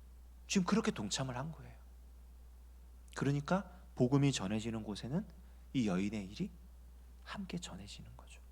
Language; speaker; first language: Korean; native; Korean